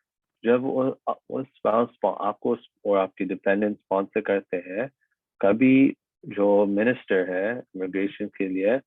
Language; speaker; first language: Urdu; early bilingual, heritage; Urdu